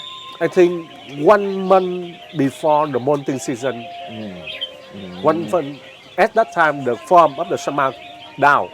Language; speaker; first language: English; non-native, learner; Vietnamese